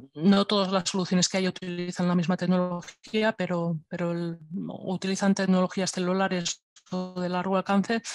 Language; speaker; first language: Spanish; non-native, local second language; Catalan